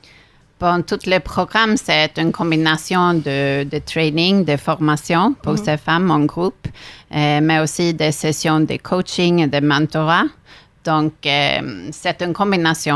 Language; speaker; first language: French; non-native, fluent; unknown